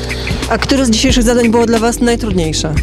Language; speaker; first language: Polish; native; Polish